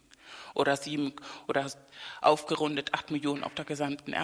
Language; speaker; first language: German; non-native, fluent; Spanish